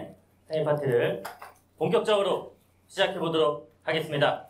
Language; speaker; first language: Korean; native; Korean